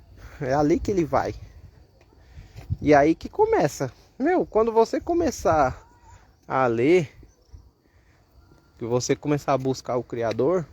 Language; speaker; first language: Portuguese; native; Portuguese